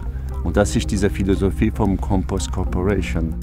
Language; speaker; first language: German; non-native, fluent; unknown